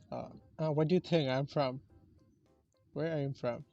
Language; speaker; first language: English; non-native, learner; Bangla